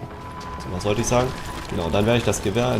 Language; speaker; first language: German; native; German